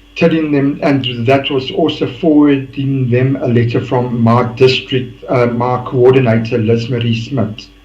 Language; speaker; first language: English; non-native, local second language; Afrikaans